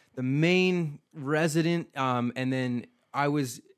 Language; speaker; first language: English; native; English